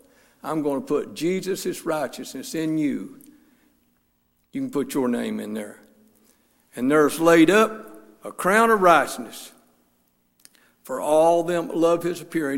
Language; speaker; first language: English; native; English